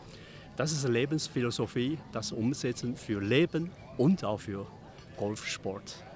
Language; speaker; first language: German; non-native, learner; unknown